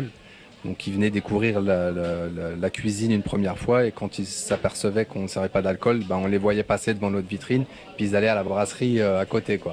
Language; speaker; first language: French; native; French